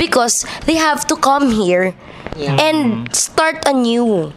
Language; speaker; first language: English; non-native, local second language; Cebuano